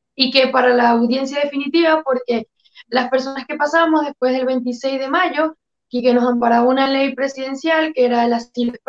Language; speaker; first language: Spanish; native; Spanish